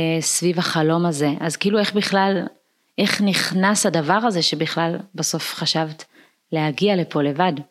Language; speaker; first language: Hebrew; early bilingual, other home language; Amharic